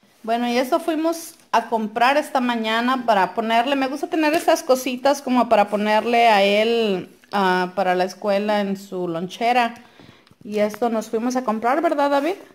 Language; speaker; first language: Spanish; native; Spanish